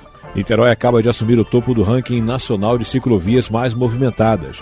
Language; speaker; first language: Portuguese; native; Portuguese